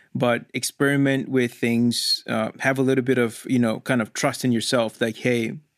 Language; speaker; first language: English; non-native, local second language; Hindi